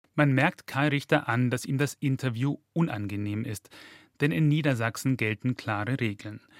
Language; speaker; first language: German; native; German